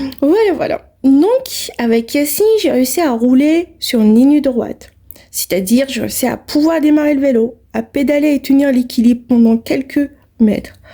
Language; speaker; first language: French; non-native, local second language; Arabic